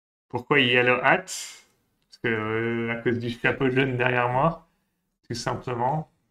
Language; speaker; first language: French; native; French